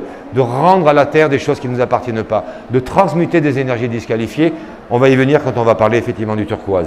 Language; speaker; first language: French; native; French